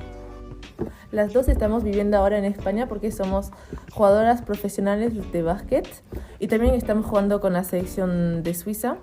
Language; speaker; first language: Spanish; early bilingual, heritage; Spanish